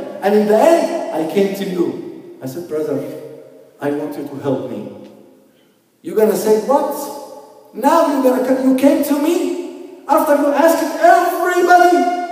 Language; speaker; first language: English; non-native, fluent; Arabic